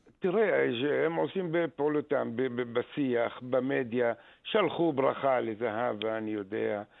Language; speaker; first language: Hebrew; non-native, local second language; Arabic